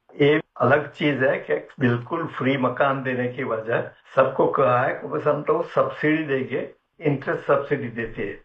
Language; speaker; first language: Hindi; non-native, local second language; Gujarati